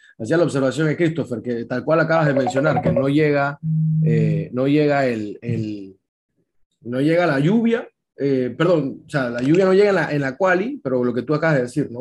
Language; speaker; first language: Spanish; native; Spanish